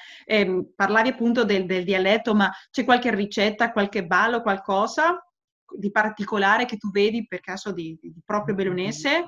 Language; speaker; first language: Italian; non-native, fluent; Spanish